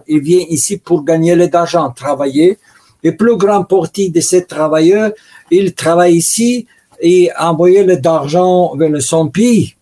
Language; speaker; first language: French; non-native, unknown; Russian